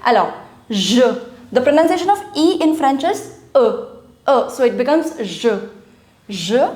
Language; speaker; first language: French; non-native, fluent; Hindi